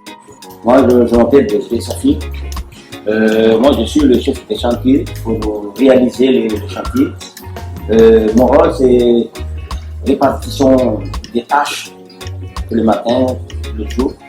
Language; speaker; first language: French; non-native, local second language; Malagasy